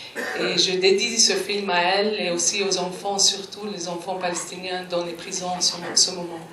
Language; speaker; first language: French; non-native, fluent; Arabic